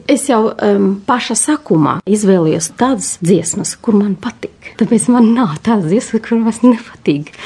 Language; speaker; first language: Latvian; non-native, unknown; Russian